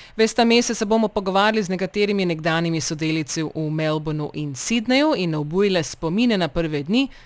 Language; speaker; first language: Slovenian; early bilingual, heritage; Slovenian